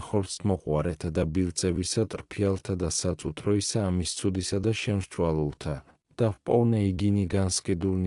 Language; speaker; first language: Georgian; native; Georgian